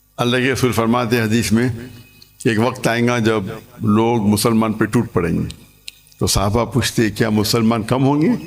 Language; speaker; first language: Urdu; non-native, local second language; English